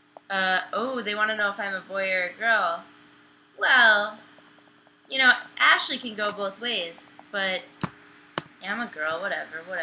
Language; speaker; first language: English; native; English